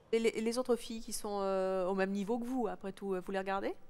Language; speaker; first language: French; native; French